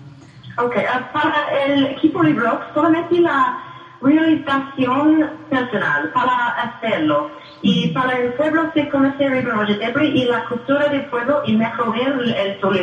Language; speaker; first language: Spanish; non-native, fluent; English